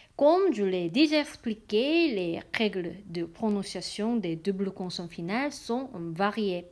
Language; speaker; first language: French; non-native, fluent; Korean